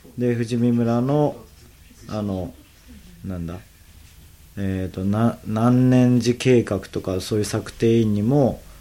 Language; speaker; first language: Japanese; native; Japanese